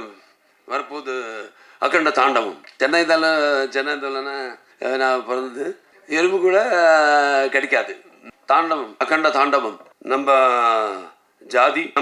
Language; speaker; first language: Tamil; non-native, local second language; Telugu